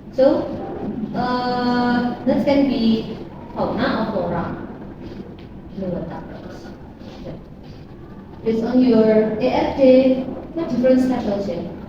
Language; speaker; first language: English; non-native, learner; Indonesian